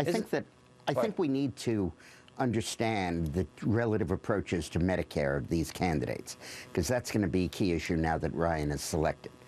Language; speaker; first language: English; native; English